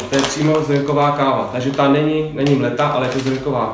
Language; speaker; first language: Czech; native; Czech